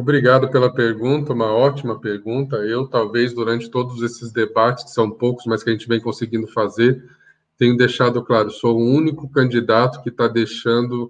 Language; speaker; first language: Portuguese; native; Portuguese